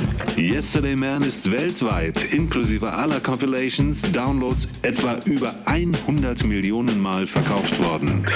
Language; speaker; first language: German; native; German